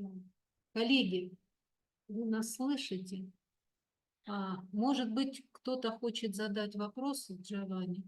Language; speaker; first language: Russian; native; Russian